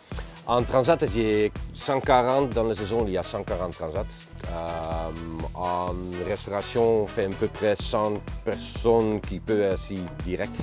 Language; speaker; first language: French; non-native, learner; Dutch